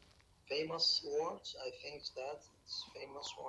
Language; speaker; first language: English; non-native, learner; Arabic